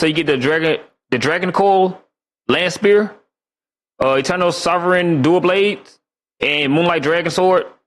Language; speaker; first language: English; native; English